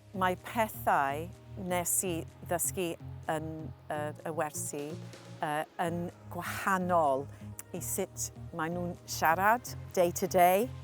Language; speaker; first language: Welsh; non-native, local second language; English